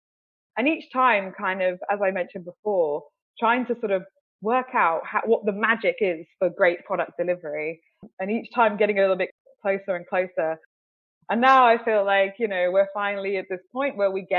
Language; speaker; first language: English; native; English